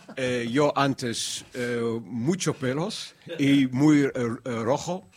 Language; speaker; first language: Spanish; non-native, fluent; Dutch